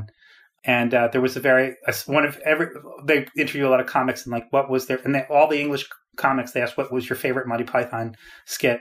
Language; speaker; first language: English; native; English